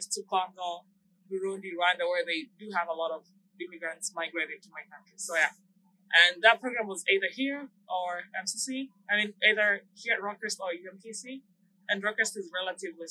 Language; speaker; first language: English; non-native, local second language; Swahili